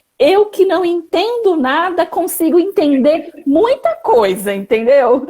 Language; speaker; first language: Portuguese; native; Portuguese